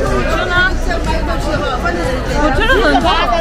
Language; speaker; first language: Chinese; non-native, learner; Armenian